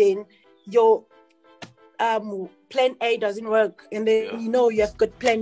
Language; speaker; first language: English; non-native, local second language; Xhosa